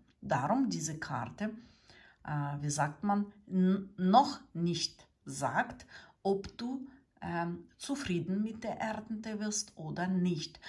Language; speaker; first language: German; non-native, learner; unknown